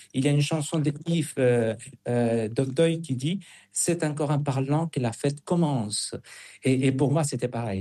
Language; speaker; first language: French; non-native, fluent; Spanish